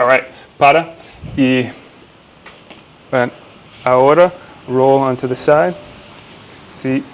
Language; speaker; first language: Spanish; non-native, learner; English